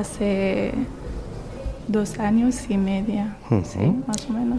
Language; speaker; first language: Spanish; non-native, learner; Somali